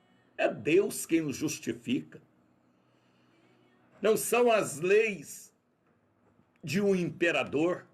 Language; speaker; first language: Portuguese; native; Portuguese